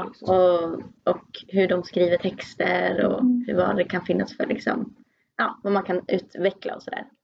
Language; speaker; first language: Swedish; native; Swedish